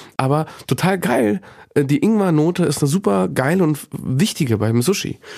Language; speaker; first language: German; early bilingual, other home language; Bosnian